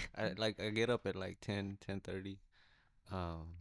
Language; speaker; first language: English; early bilingual, other home language; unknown